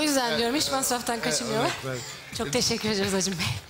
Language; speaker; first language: Turkish; native; Turkish